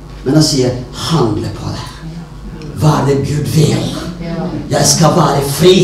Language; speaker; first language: Norwegian; non-native, fluent; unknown